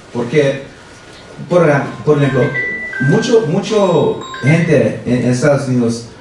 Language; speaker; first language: Spanish; non-native, learner; English